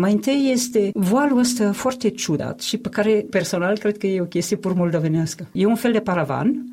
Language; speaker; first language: Romanian; non-native, fluent; French